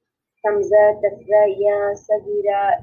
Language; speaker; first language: Arabic; non-native, learner; Bangla